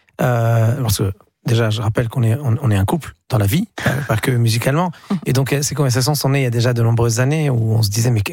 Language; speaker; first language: French; early bilingual, other home language; Arabic